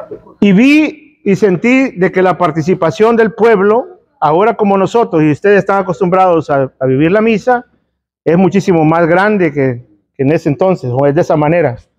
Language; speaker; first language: Spanish; native; Spanish